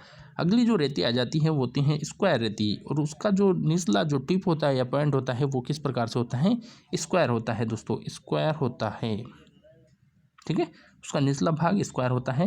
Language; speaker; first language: Hindi; native; Hindi